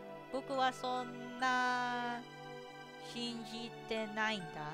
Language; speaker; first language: Japanese; non-native, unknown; English